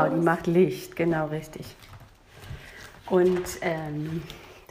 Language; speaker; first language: German; native; German